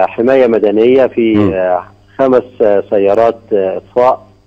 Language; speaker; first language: Arabic; native; Arabic